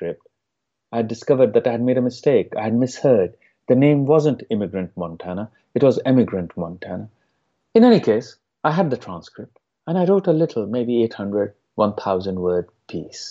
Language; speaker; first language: English; non-native, local second language; Hindi